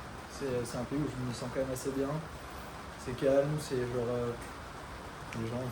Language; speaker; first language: French; native; French